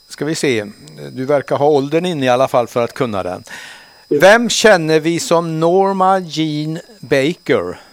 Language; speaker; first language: Swedish; native; Swedish